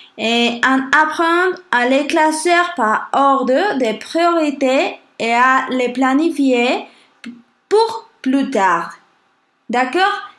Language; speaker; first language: French; non-native, learner; Spanish